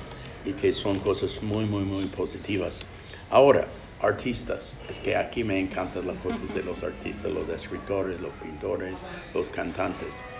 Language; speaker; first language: Spanish; non-native, fluent; English